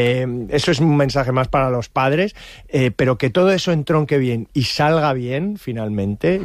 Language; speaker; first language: Spanish; native; Spanish